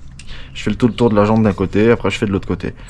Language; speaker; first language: French; native; French